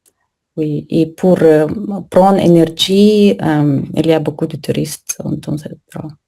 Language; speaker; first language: French; non-native, learner; Russian